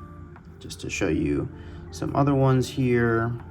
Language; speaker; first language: English; native; English